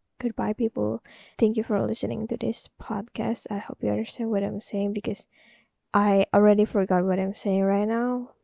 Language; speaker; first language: English; non-native, learner; Indonesian